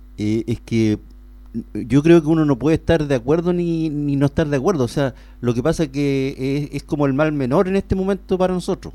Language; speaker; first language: Spanish; native; Spanish